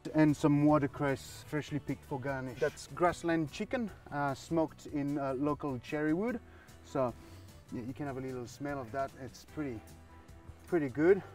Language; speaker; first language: English; non-native, fluent; French